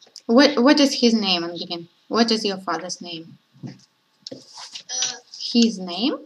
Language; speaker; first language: English; non-native, learner; Russian